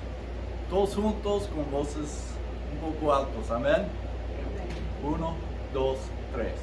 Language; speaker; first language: Spanish; early bilingual, heritage; Spanish